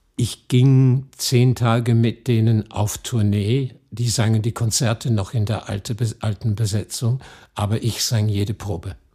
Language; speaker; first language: German; non-native, fluent; English